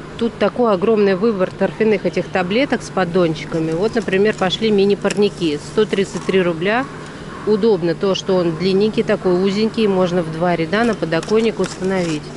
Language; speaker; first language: Russian; native; Russian